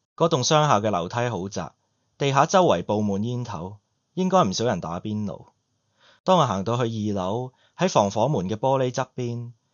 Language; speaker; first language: Cantonese; native; Cantonese